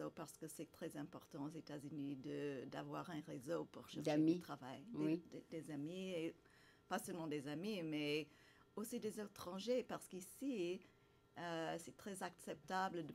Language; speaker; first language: French; non-native, fluent; English